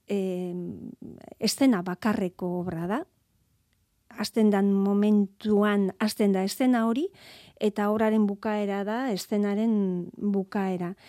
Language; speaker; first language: Basque; native; Basque